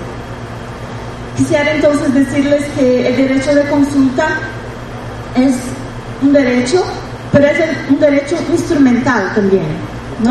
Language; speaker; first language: Spanish; non-native, fluent; Portuguese